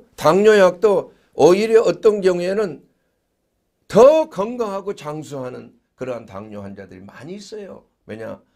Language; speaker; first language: Korean; native; Korean